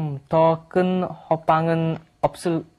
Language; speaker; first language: Korean; non-native, learner; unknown